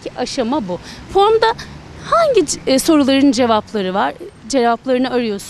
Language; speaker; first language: Turkish; native; Turkish